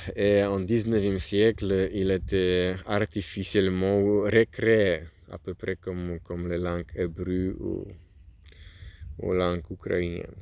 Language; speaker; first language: French; non-native, learner; Polish